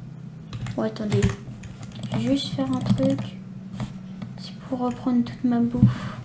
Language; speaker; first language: French; native; French